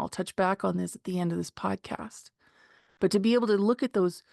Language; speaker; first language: English; native; English